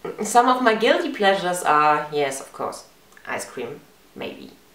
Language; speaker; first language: English; non-native, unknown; German